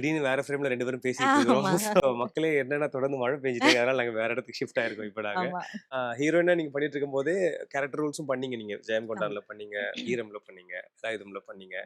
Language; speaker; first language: Tamil; native; Tamil